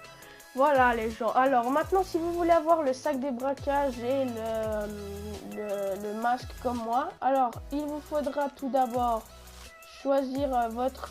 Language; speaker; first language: French; native; French